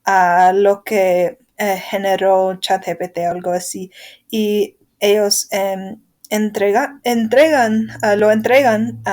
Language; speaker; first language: Spanish; non-native, fluent; English